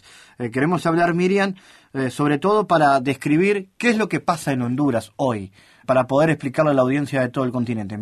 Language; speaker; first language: Spanish; native; Spanish